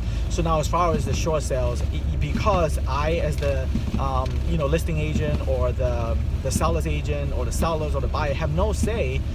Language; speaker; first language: English; non-native, fluent; Chinese